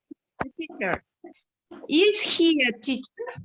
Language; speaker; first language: English; non-native, learner; Kyrgyz